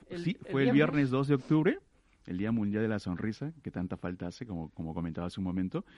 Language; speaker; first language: Spanish; native; Spanish